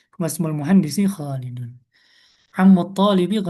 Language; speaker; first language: Arabic; non-native, fluent; Indonesian